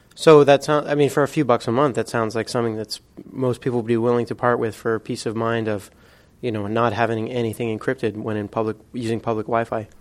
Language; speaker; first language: English; native; English